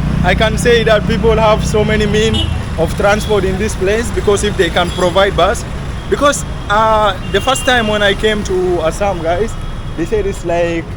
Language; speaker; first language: English; non-native, fluent; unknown